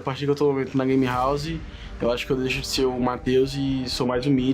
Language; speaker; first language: Portuguese; native; Portuguese